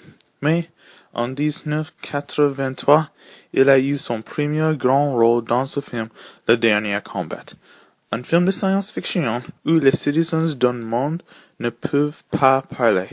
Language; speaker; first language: French; non-native, learner; English